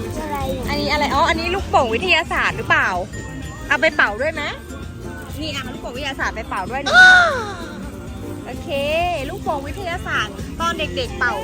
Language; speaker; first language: Thai; native; Thai